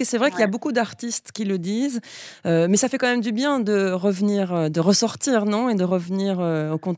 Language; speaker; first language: French; native; French